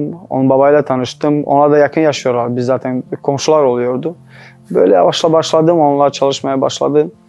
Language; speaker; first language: Turkish; non-native, learner; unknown